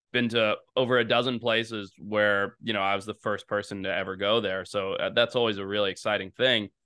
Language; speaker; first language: English; native; English